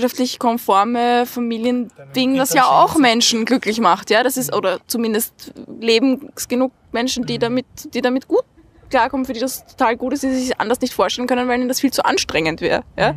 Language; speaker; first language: German; native; German